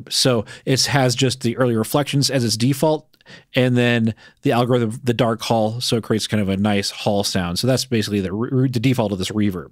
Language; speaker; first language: English; native; English